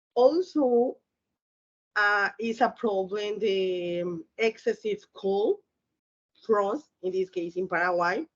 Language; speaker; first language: English; non-native, learner; Spanish